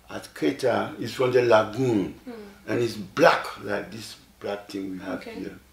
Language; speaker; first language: English; non-native, local second language; Ewe